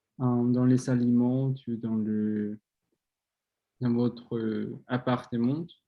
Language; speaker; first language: French; non-native, learner; Spanish